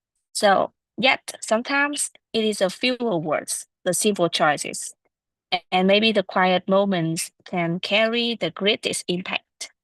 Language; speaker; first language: English; non-native, learner; Vietnamese